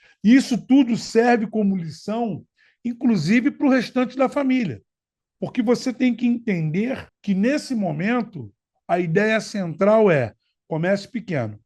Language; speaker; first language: Portuguese; native; Portuguese